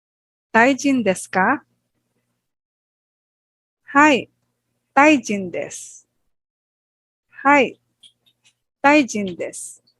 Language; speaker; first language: Japanese; non-native, fluent; Filipino